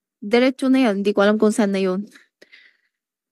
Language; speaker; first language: Filipino; non-native, learner; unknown